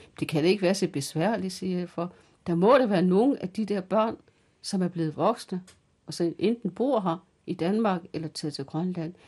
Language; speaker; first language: Danish; early bilingual, other home language; Kalaallisut